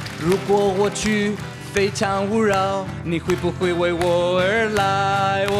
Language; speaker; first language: Chinese; non-native, learner; English